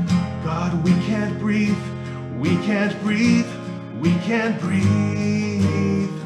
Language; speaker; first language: English; native; English